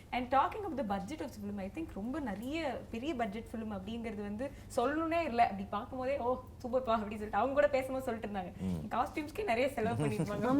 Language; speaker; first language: Tamil; native; Tamil